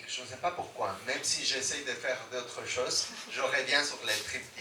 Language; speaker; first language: French; non-native, fluent; Spanish